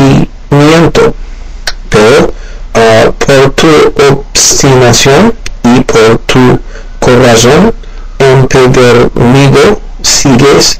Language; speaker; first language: Spanish; non-native, learner; Haitian Creole